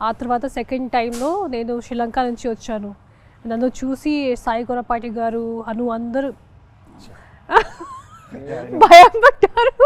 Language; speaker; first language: Telugu; non-native, fluent; Hindi